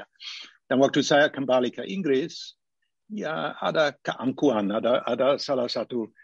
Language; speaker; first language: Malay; non-native, fluent; English